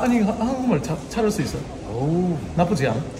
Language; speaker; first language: Korean; non-native, learner; Spanish